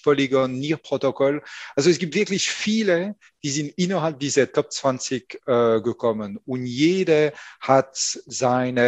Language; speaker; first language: German; non-native, fluent; French